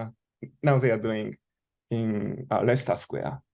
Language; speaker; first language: English; non-native, learner; Japanese